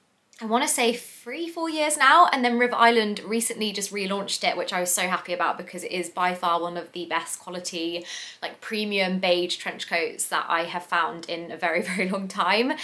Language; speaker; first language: English; native; English